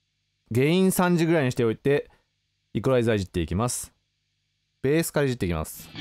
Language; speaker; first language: Japanese; native; Japanese